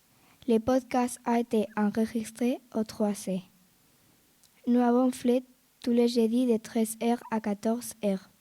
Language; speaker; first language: French; non-native, learner; Spanish